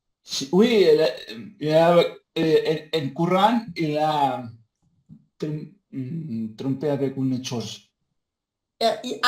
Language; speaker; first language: French; non-native, learner; Spanish